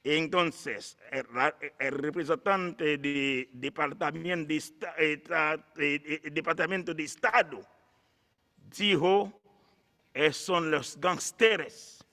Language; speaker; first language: Spanish; non-native, fluent; Haitian Creole